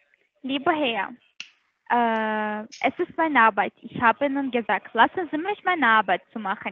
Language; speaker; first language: German; non-native, learner; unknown